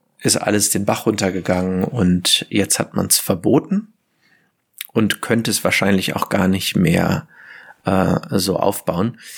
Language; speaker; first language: German; native; German